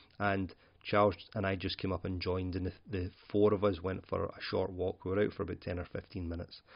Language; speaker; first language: English; native; English